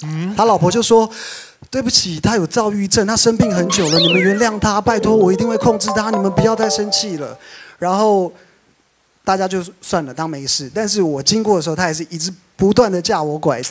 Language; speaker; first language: Chinese; native; Chinese